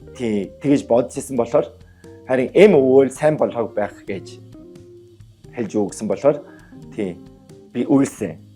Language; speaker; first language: Mongolian; non-native, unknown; Korean